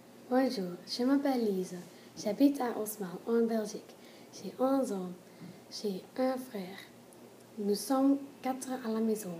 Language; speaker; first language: French; non-native, learner; Dutch